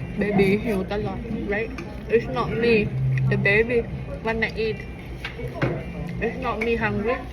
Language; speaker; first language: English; non-native, learner; Thai